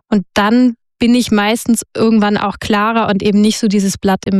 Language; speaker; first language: German; native; German